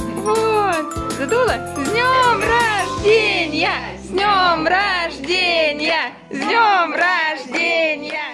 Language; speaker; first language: Russian; native; Russian